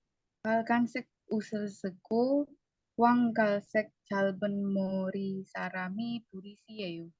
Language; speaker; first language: Korean; non-native, learner; Indonesian